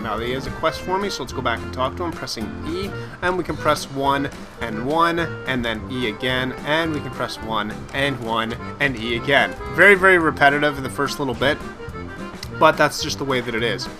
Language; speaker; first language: English; native; English